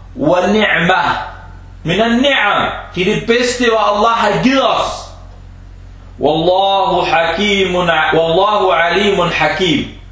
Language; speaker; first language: Danish; early bilingual, other home language; Arabic